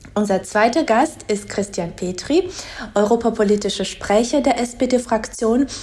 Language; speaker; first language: German; non-native, fluent; Georgian